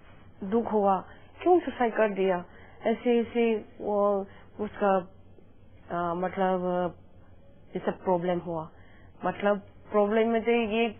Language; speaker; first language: Hindi; non-native, local second language; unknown